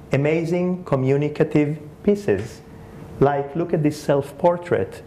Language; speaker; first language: English; early bilingual, other home language; Spanish